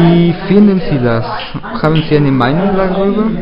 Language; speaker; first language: German; non-native, learner; Spanish